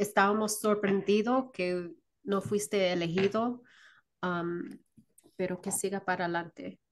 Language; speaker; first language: Spanish; early bilingual, heritage; Spanish